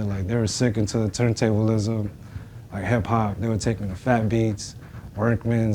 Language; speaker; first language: English; native; English